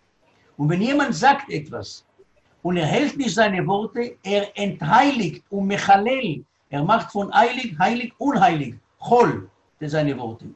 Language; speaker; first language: German; non-native, learner; Hebrew